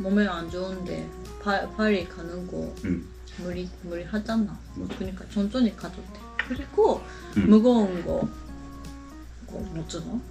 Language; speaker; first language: Korean; non-native, learner; Japanese